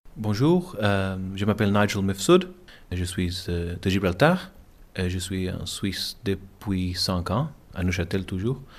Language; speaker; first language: French; non-native, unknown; English